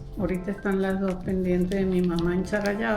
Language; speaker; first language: Spanish; native; Spanish